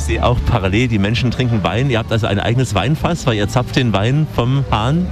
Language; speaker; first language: German; native; German